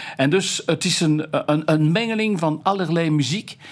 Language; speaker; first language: Dutch; non-native, fluent; French